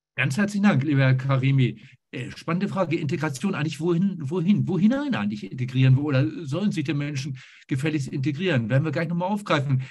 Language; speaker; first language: German; native; German